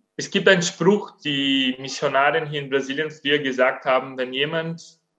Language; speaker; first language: German; non-native, fluent; Portuguese